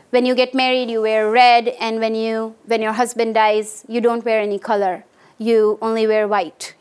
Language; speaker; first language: English; non-native, local second language; Hindi